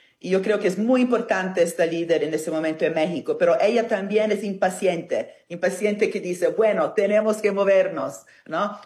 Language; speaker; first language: Spanish; non-native, fluent; Italian